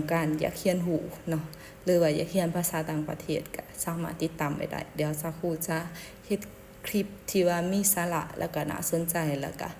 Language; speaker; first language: Thai; non-native, local second language; Lao